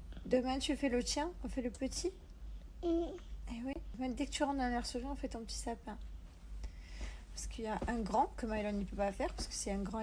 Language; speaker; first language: French; native; French